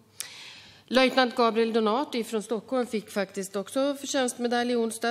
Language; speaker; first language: Swedish; native; Swedish